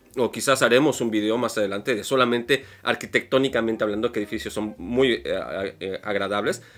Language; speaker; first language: Spanish; native; Spanish